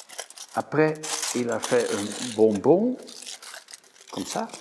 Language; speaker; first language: French; non-native, fluent; Dutch